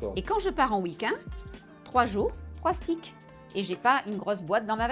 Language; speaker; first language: French; native; French